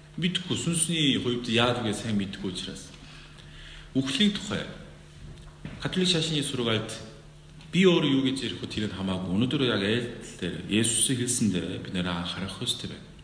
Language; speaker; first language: Mongolian; non-native, fluent; Korean